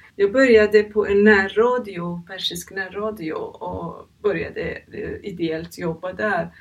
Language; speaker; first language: Swedish; non-native, fluent; Persian